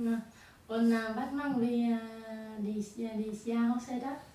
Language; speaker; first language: German; non-native, learner; Vietnamese